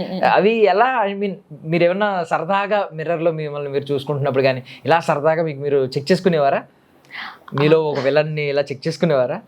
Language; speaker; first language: Telugu; native; Telugu